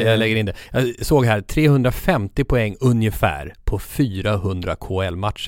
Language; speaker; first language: Swedish; native; Swedish